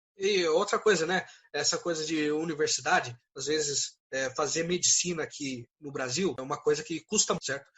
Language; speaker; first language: Portuguese; native; Portuguese